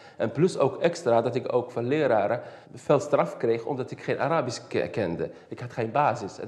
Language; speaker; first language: Dutch; early bilingual, other home language; Riffian